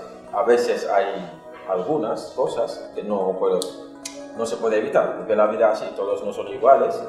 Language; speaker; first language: Spanish; non-native, fluent; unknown